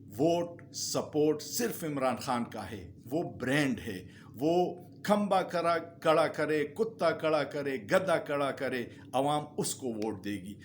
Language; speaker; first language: Urdu; non-native, local second language; Pashto